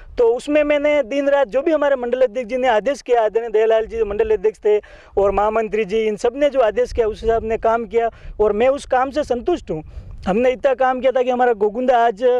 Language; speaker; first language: Hindi; native; Hindi